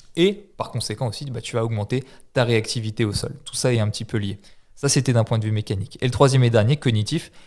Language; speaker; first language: French; native; French